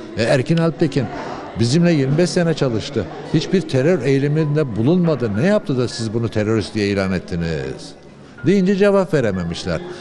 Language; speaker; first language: Turkish; early bilingual, other home language; Uyghur